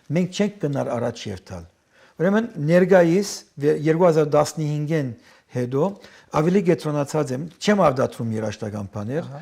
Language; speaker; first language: Armenian; early bilingual, heritage; Armenian